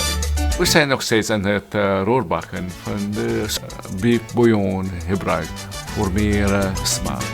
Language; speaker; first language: Dutch; non-native, learner; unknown